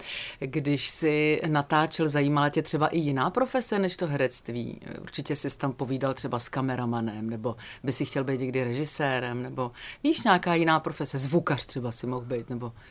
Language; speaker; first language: Czech; native; Czech